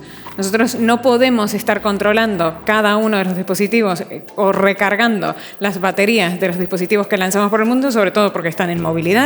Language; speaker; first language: Spanish; native; Spanish